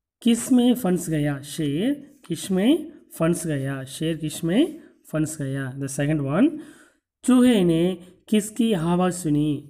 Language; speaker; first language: Hindi; non-native, local second language; Tamil